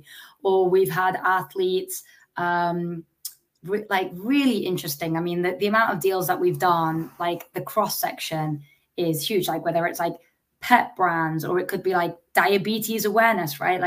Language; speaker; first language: English; native; English